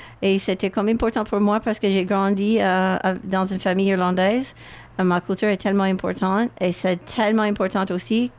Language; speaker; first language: French; non-native, local second language; English